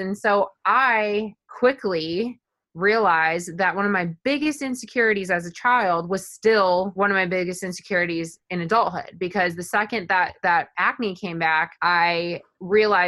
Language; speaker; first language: English; native; English